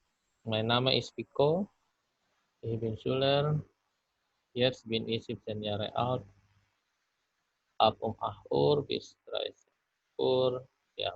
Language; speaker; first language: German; non-native, fluent; Indonesian